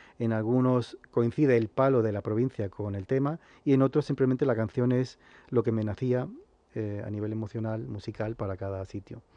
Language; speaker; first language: Spanish; early bilingual, heritage; Spanish